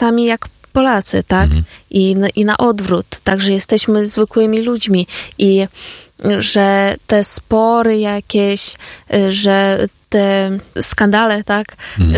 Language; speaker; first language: Polish; non-native, fluent; Ukrainian